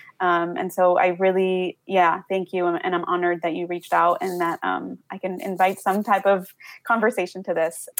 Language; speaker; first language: English; early bilingual, other home language; Spanish